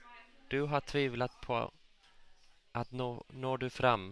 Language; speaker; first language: Swedish; non-native, local second language; Finnish